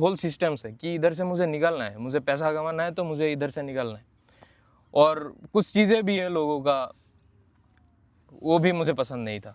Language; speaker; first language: Hindi; non-native, fluent; Bangla